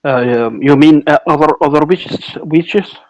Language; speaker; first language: English; non-native, local second language; Arabic